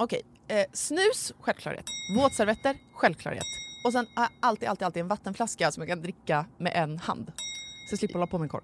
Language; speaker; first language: Swedish; native; Swedish